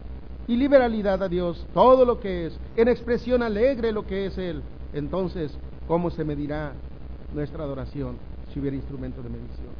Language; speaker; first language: Spanish; native; Spanish